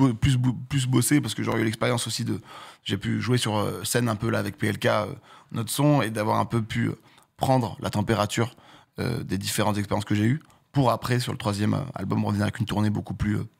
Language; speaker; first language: French; native; French